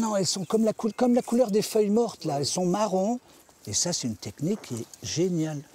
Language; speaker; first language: French; native; French